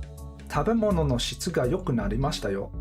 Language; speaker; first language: Japanese; non-native, learner; English